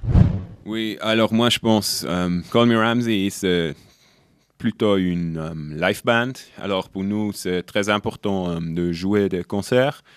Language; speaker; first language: French; non-native, local second language; German